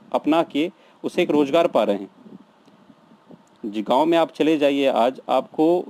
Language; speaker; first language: Hindi; native; Hindi